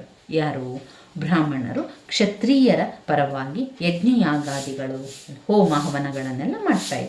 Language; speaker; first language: Kannada; native; Kannada